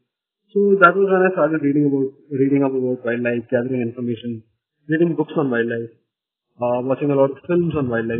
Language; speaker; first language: English; non-native, local second language; Marathi